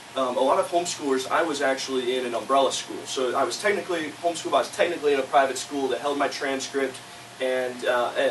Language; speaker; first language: English; native; English